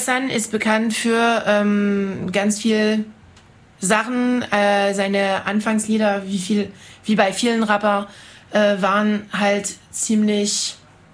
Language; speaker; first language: German; non-native, fluent; French